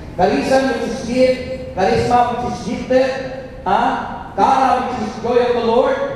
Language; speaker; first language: English; non-native, local second language; Filipino